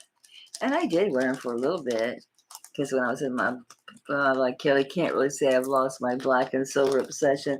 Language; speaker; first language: English; native; English